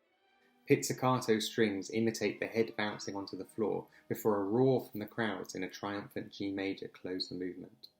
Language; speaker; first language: English; native; English